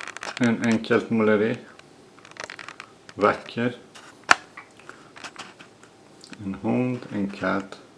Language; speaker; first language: Swedish; non-native, learner; Persian